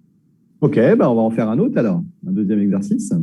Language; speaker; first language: French; native; French